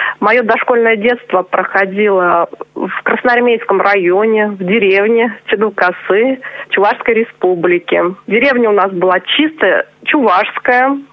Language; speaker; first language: Russian; non-native, local second language; Chuvash